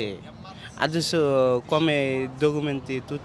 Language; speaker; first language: Italian; non-native, learner; Bangla